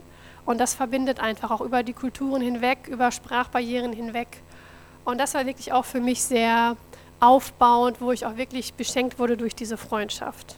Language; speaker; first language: German; native; German